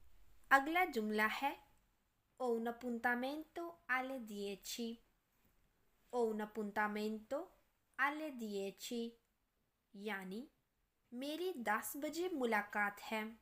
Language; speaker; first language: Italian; non-native, learner; Urdu